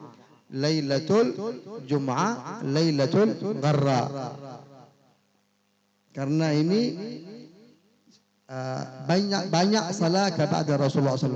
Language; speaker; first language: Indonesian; non-native, fluent; Arabic